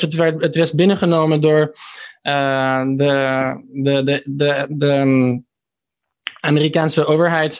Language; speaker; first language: Dutch; early bilingual, heritage; Dutch